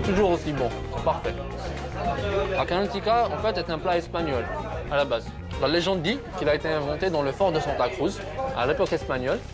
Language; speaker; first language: French; non-native, local second language; Arabic